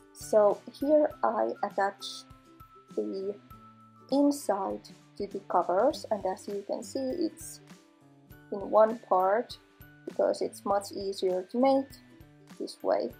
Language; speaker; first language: English; non-native, fluent; Finnish